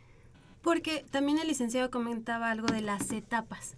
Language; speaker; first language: Spanish; native; Spanish